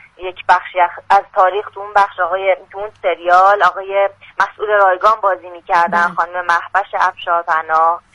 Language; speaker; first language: Persian; native; Persian